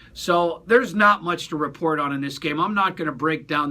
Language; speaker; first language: English; native; English